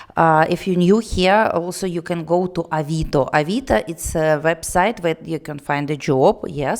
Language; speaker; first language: English; non-native, learner; Russian